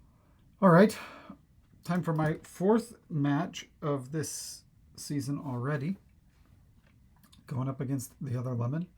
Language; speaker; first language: English; native; English